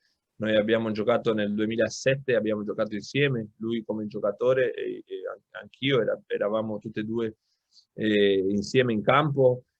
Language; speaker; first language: Italian; non-native, local second language; Spanish